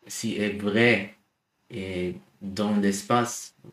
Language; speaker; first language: French; non-native, learner; German